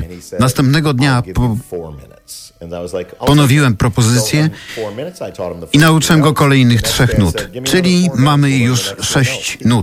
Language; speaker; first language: Polish; native; Polish